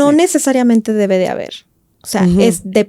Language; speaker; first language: Spanish; native; Spanish